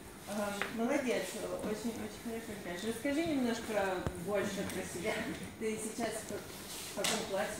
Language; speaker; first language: Russian; native; Russian